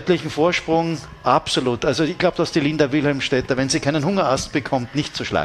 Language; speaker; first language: German; native; German